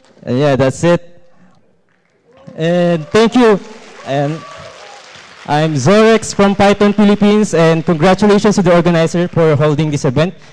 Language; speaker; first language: English; non-native, local second language; Filipino